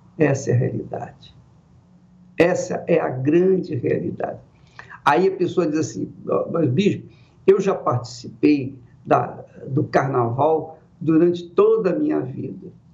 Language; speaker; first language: Portuguese; native; Portuguese